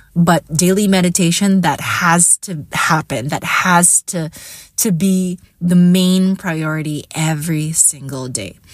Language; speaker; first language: English; non-native, local second language; Hiligaynon